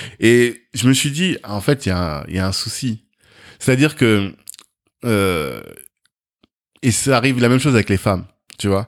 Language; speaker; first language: French; native; French